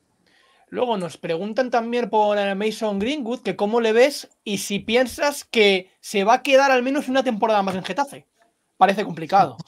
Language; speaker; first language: Spanish; native; Spanish